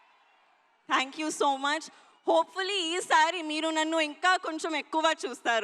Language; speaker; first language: Telugu; non-native, learner; Hindi